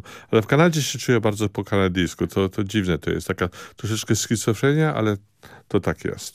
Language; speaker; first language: Polish; early bilingual, heritage; Polish